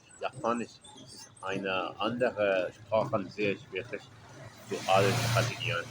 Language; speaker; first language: German; non-native, learner; Portuguese